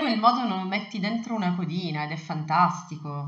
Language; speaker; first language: Italian; native; Italian